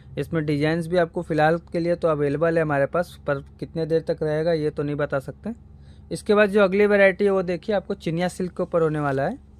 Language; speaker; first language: Hindi; native; Hindi